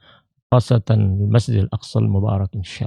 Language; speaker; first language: Arabic; non-native, fluent; Indonesian